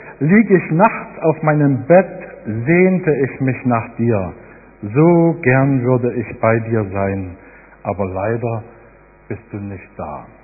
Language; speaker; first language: German; native; German